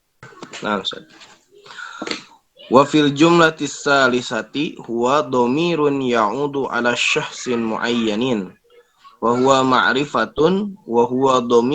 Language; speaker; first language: Arabic; non-native, learner; Indonesian